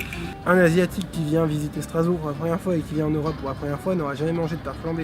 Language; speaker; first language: French; native; French